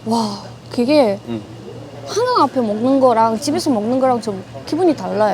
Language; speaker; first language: Korean; non-native, learner; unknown